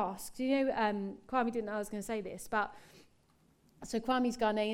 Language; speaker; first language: English; native; English